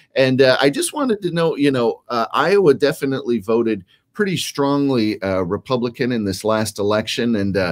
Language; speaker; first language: English; native; English